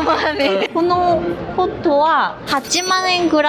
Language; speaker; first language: Japanese; non-native, learner; Korean